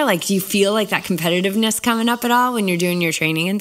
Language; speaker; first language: English; native; English